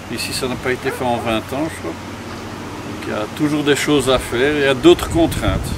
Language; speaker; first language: French; native; French